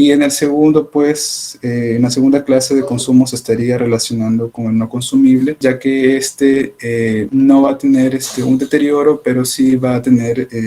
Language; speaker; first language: Spanish; native; Spanish